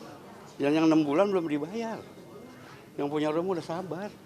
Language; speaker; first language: Indonesian; native; Indonesian